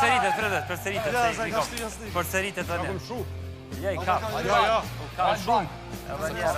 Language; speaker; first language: Albanian; native; Albanian